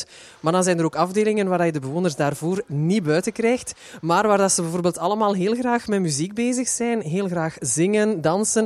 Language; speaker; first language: Dutch; native; Dutch